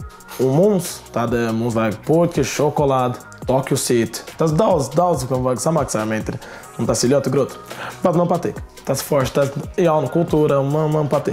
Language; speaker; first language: Latvian; non-native, learner; Portuguese